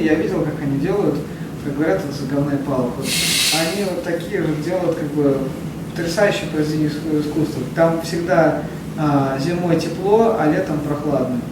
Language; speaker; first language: Russian; native; Russian